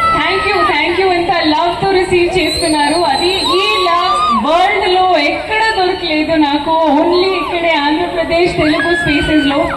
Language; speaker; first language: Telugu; non-native, fluent; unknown